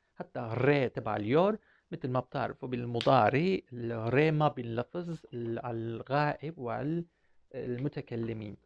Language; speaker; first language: Arabic; non-native, fluent; Turkish